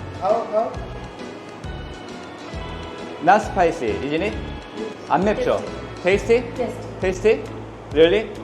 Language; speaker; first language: English; non-native, learner; Korean